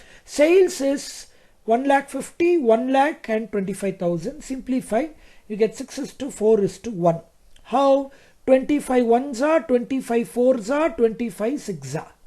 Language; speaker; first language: English; non-native, local second language; Kannada